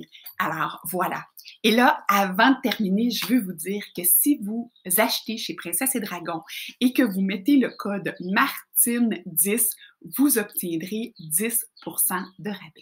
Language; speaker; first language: French; native; French